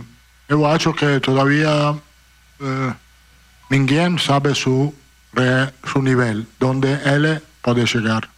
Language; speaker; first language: Portuguese; non-native, learner; Italian